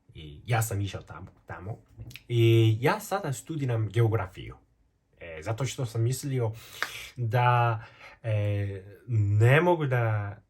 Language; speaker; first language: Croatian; non-native, fluent; Korean